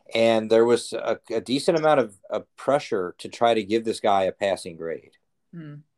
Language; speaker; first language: English; native; English